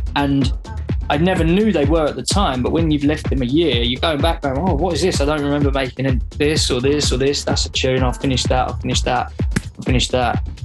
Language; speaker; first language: English; native; English